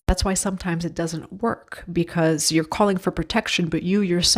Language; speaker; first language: English; native; English